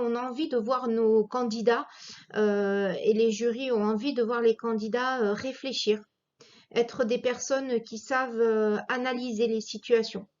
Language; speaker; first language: French; native; French